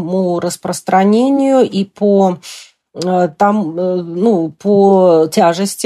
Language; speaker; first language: Russian; native; Russian